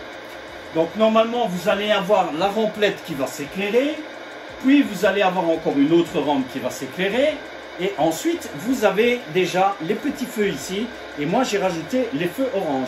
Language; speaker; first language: French; native; French